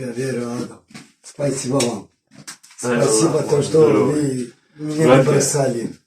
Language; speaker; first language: Russian; non-native, fluent; Tajik